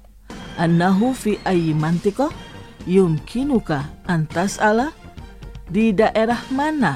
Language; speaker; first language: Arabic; non-native, fluent; Indonesian